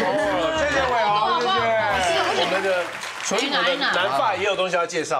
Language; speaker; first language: Chinese; native; Chinese